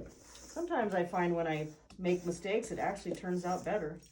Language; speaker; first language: English; native; English